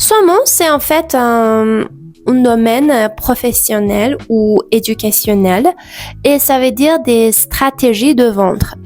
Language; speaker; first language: French; non-native, fluent; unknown